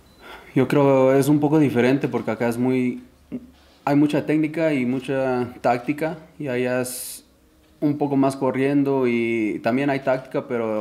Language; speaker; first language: Spanish; early bilingual, heritage; Spanish